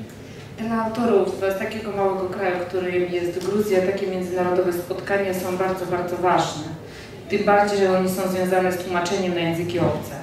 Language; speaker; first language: Polish; non-native, fluent; Georgian